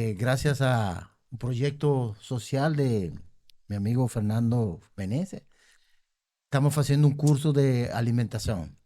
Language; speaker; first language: Portuguese; non-native, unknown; Spanish